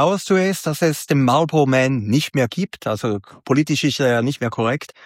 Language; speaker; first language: German; native; German